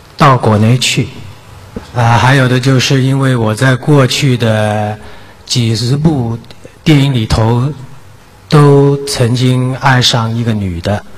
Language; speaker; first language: Chinese; non-native, fluent; Cantonese